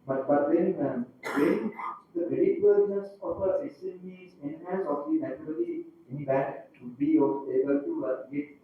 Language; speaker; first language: English; non-native, local second language; Sinhala